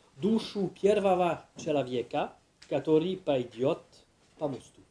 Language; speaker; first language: Russian; non-native, learner; French